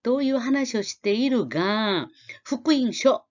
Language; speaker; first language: Japanese; non-native, fluent; Korean